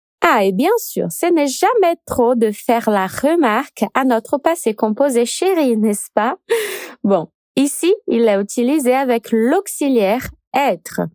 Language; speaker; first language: French; non-native, fluent; Portuguese